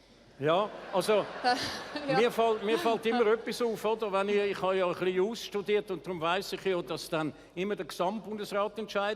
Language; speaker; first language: German; native; German